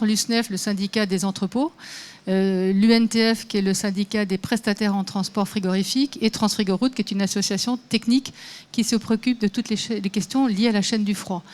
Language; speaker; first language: French; native; French